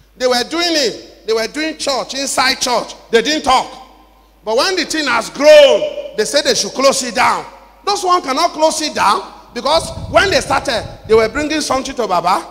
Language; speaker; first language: English; non-native, local second language; Yoruba